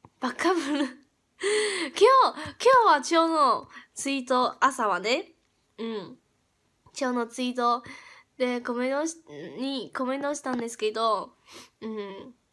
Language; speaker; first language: Japanese; non-native, fluent; Chinese